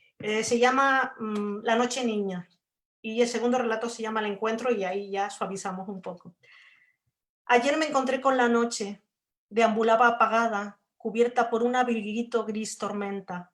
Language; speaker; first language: Spanish; native; Spanish